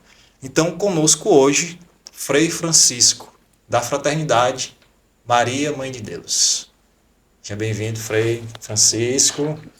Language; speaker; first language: Portuguese; native; Portuguese